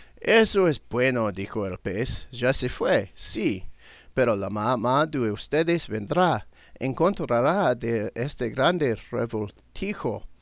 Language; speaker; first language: Spanish; non-native, learner; English